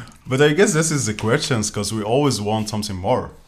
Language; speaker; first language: English; non-native, fluent; Arabic